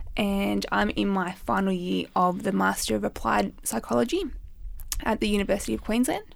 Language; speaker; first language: English; native; English